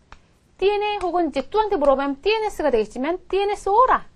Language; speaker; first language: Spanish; non-native, fluent; Korean